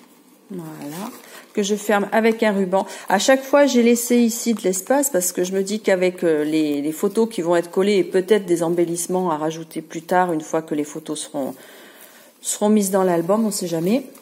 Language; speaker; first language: French; native; French